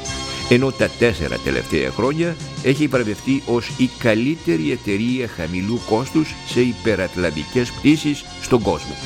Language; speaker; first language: Greek; native; Greek